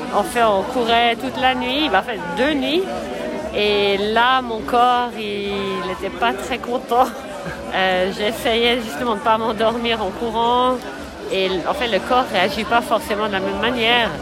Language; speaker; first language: French; native; French